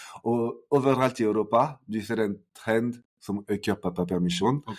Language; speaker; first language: Norwegian; non-native, fluent; French